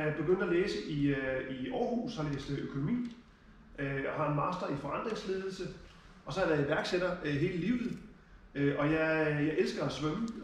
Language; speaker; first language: Danish; early bilingual, other home language; German